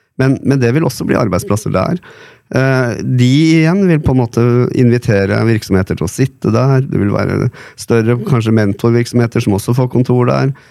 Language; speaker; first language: Norwegian; native; Norwegian